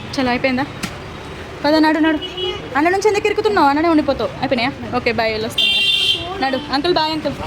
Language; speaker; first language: Telugu; native; Telugu